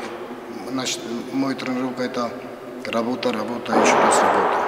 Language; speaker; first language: Russian; non-native, fluent; Georgian